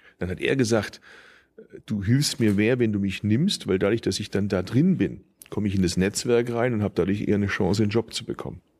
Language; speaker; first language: German; early bilingual, other home language; Turkish